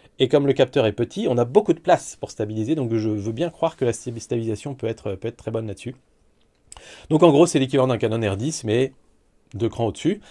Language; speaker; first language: French; native; French